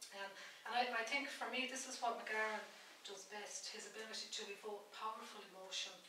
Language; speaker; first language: English; native; English